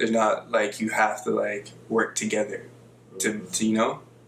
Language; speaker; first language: English; native; English